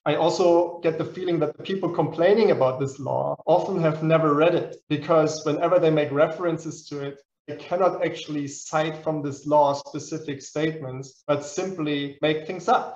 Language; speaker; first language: English; non-native, fluent; German